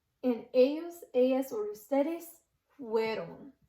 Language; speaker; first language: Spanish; non-native, learner; English